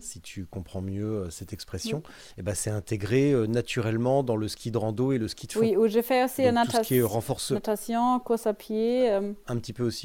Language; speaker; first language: French; native; French